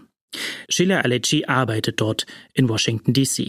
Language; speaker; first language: German; native; German